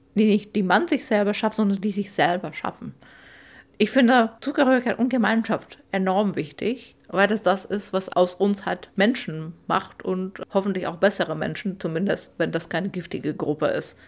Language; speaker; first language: German; non-native, fluent; Czech